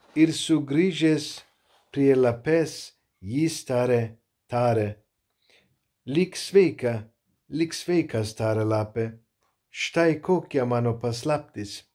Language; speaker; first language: Lithuanian; non-native, learner; Turkish